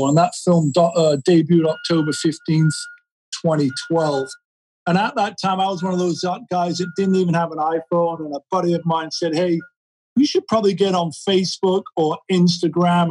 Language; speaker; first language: English; native; English